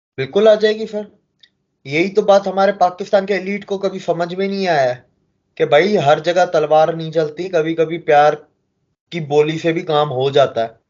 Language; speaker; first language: Hindi; native; Hindi